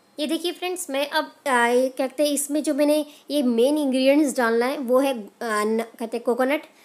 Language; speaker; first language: Hindi; native; Hindi